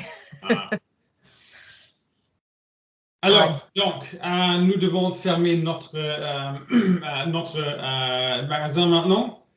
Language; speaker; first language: French; non-native, learner; English